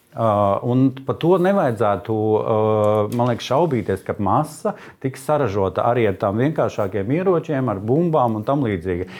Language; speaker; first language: Latvian; native; Latvian